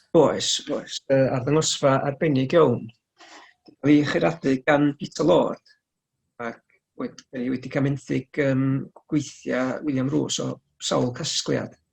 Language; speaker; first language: Welsh; native; Welsh